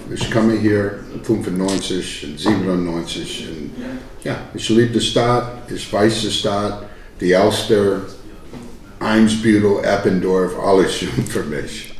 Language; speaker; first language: German; non-native, learner; English